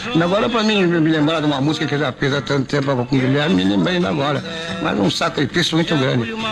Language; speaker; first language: Portuguese; native; Portuguese